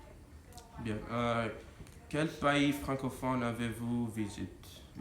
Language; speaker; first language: French; non-native, learner; English